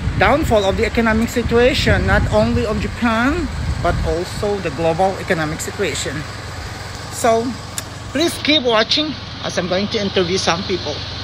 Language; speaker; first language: English; non-native, local second language; Filipino